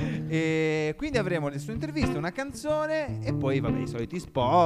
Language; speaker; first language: Italian; native; Italian